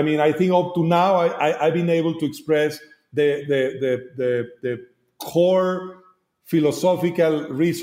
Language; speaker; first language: English; non-native, fluent; Spanish